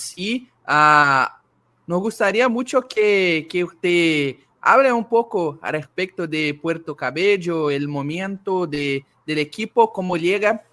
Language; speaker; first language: Spanish; non-native, learner; Portuguese